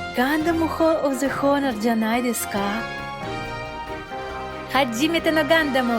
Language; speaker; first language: Japanese; non-native, learner; Russian